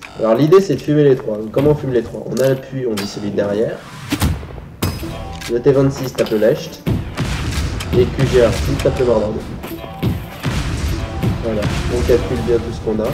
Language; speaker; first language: French; native; French